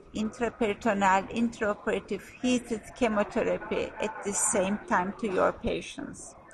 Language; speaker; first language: English; non-native, fluent; Turkish